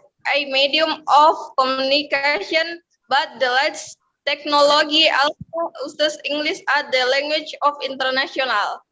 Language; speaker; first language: English; non-native, learner; Indonesian